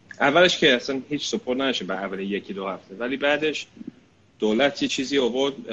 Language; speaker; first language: Persian; early bilingual, heritage; Persian